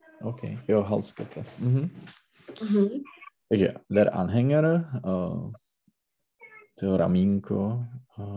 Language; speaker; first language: German; non-native, learner; Czech